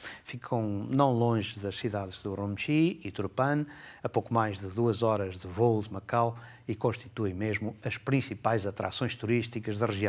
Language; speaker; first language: Portuguese; native; Portuguese